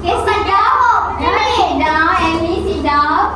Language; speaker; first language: English; non-native, local second language; Malay